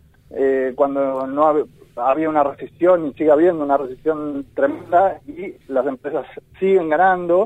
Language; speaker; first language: Spanish; native; Spanish